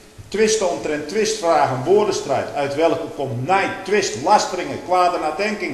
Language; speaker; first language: Dutch; native; Dutch